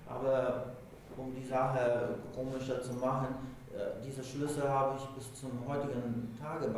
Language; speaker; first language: German; non-native, fluent; Polish